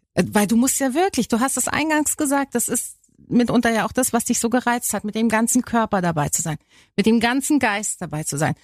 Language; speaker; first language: German; native; German